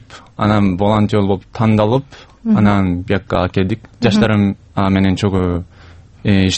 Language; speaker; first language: Kyrgyz; non-native, fluent; Japanese